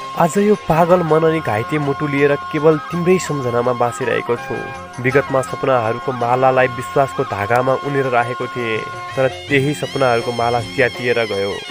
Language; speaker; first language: Nepali; native; Nepali